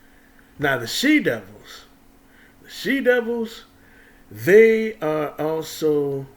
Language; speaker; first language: English; native; English